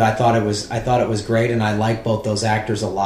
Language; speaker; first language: English; native; English